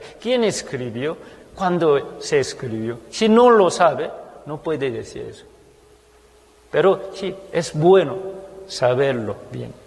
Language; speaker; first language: Spanish; non-native, fluent; Korean